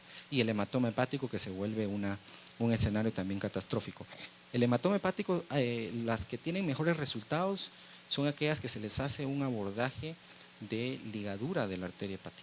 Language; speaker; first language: Spanish; native; Spanish